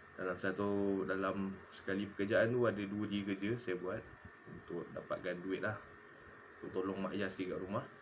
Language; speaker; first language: Malay; native; Malay